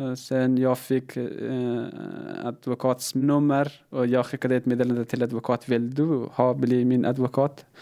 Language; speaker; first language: Swedish; non-native, learner; Persian